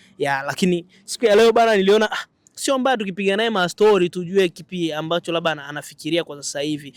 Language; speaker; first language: Swahili; native; Swahili